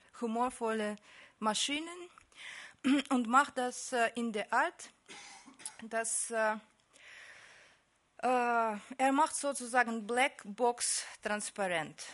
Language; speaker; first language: German; non-native, fluent; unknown